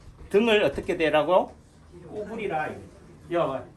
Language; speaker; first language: Korean; native; Korean